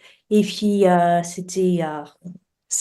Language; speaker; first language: French; non-native, learner; English